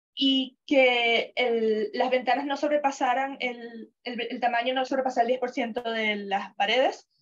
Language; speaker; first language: Spanish; non-native, fluent; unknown